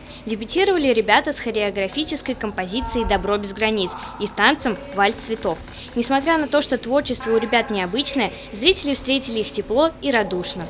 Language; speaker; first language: Russian; native; Russian